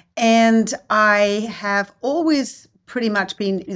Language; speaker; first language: English; native; English